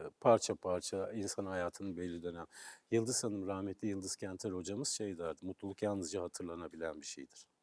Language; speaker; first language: Turkish; native; Turkish